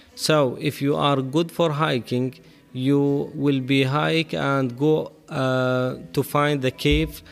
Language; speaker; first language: English; non-native, learner; Arabic